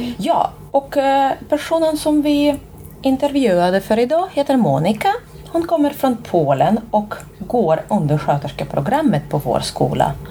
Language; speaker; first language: Swedish; non-native, fluent; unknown